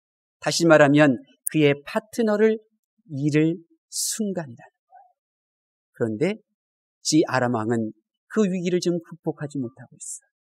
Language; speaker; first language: Korean; native; Korean